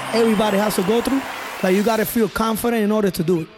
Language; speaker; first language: English; early bilingual, other home language; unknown